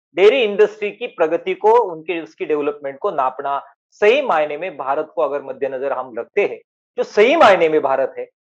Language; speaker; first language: Hindi; non-native, local second language; Marathi